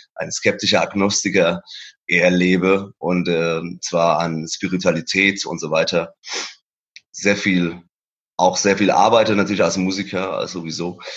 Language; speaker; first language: German; early bilingual, other home language; Persian